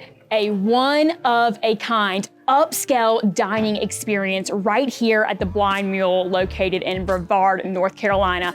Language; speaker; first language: English; native; English